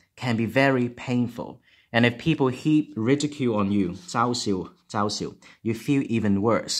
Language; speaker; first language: English; non-native, local second language; Cantonese